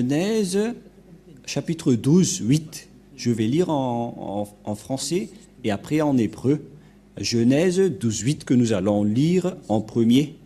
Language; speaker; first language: French; non-native, local second language; Malagasy